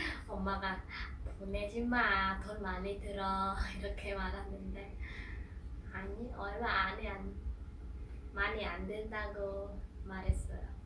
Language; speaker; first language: Korean; non-native, fluent; Khmer